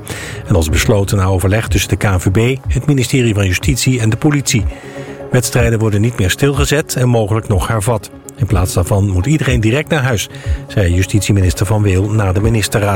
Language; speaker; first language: Dutch; native; Dutch